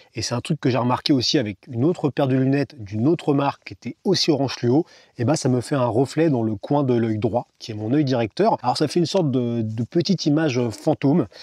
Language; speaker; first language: French; native; French